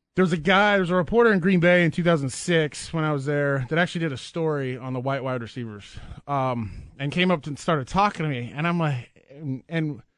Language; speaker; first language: English; native; English